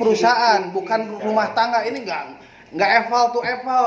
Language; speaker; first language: Indonesian; native; Indonesian